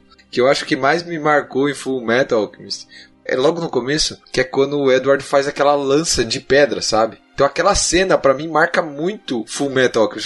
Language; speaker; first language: Portuguese; native; Portuguese